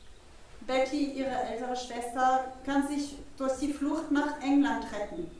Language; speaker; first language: German; native; German